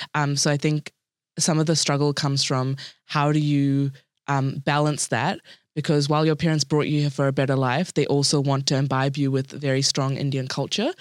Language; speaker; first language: English; native; English